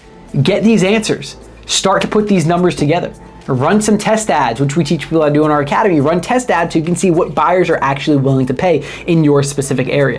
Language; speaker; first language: English; native; English